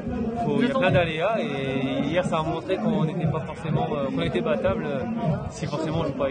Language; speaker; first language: French; native; French